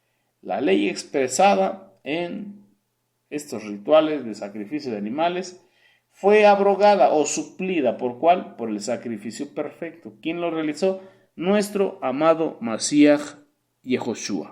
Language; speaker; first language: Spanish; native; Spanish